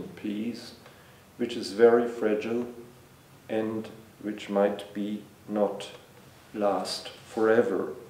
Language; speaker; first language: English; non-native, fluent; German